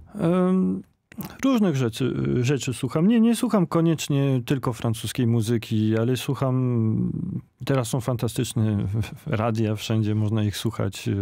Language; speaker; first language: Polish; early bilingual, heritage; Polish